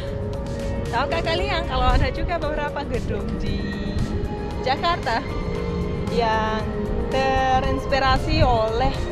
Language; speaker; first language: Indonesian; non-native, fluent; Russian